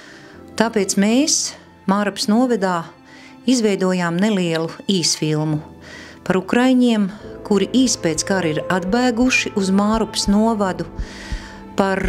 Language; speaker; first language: Latvian; native; Latvian